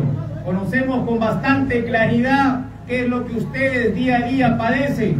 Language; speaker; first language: Spanish; native; Spanish